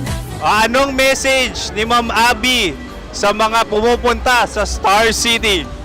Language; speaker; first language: Filipino; native; Filipino